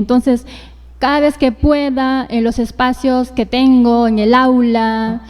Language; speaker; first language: Spanish; native; Spanish